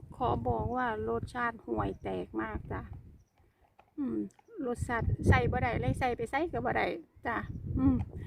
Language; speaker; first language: Thai; native; Thai